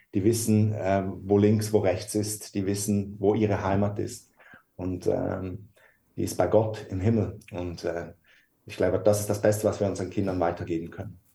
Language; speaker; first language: German; native; German